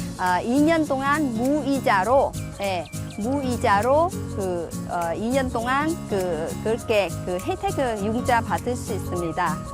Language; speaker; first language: Korean; non-native, fluent; Vietnamese